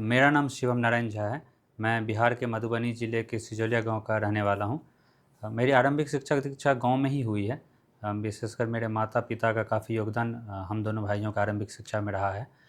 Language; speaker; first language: Hindi; non-native, local second language; Maithili